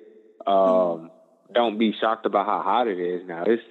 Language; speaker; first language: English; native; English